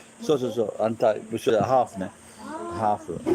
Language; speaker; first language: Japanese; non-native, learner; English